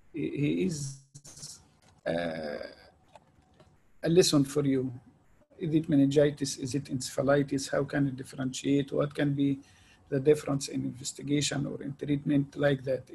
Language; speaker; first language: English; non-native, fluent; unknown